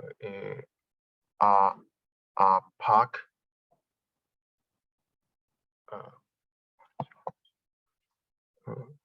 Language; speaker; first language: French; non-native, learner; Chinese